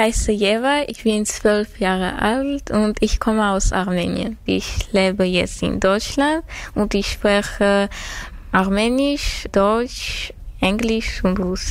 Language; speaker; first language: German; non-native, learner; Armenian